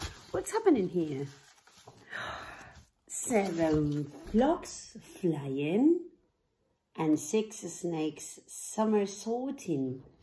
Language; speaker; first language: English; non-native, fluent; Spanish